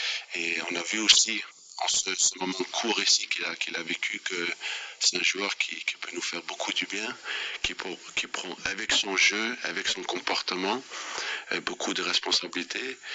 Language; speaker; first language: French; non-native, fluent; Danish